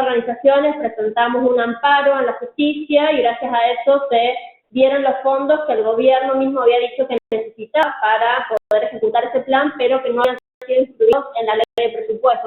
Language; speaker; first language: Spanish; native; Spanish